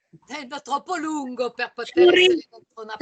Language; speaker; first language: Italian; non-native, fluent; French